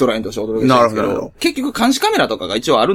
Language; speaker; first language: Japanese; native; Japanese